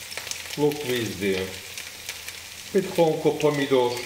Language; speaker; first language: Russian; non-native, learner; Turkish